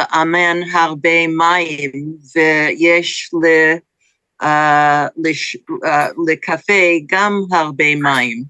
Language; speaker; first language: Hebrew; non-native, learner; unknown